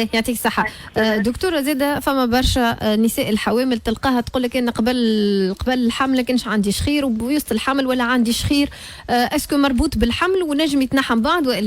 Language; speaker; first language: Arabic; native; Arabic